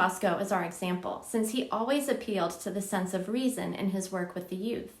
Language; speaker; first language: English; native; English